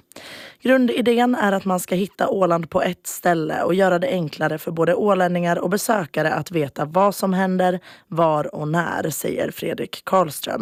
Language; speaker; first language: Swedish; native; Swedish